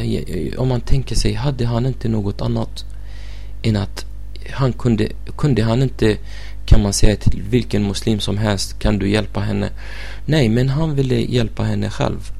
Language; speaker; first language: Swedish; non-native, fluent; Arabic